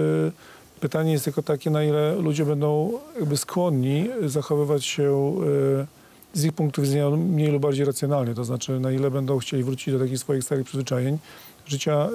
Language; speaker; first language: Polish; native; Polish